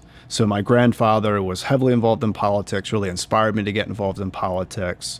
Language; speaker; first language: English; native; English